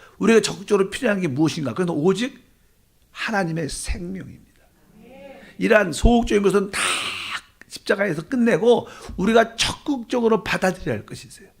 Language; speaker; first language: Korean; native; Korean